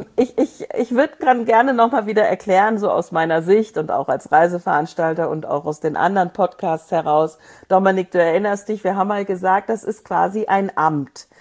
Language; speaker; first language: German; native; German